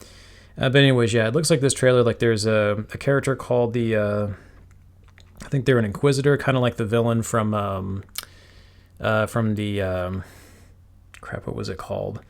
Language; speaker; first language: English; native; English